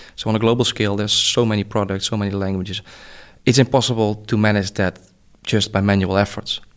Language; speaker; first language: English; non-native, fluent; Dutch